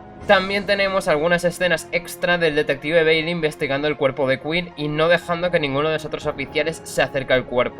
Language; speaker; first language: Spanish; native; Spanish